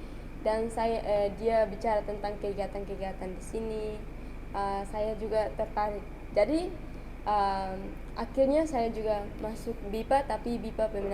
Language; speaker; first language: Indonesian; non-native, learner; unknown